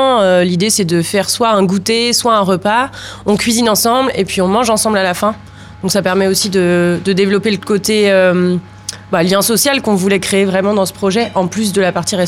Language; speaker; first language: French; native; French